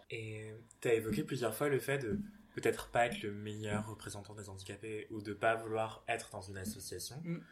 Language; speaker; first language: French; early bilingual, other home language; English